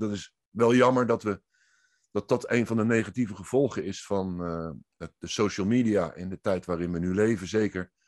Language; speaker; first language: Dutch; native; Dutch